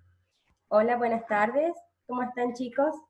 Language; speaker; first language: Spanish; native; Spanish